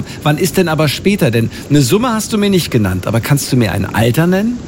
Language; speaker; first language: German; native; German